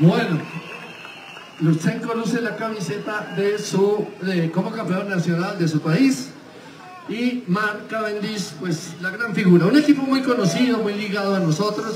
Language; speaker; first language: Spanish; native; Spanish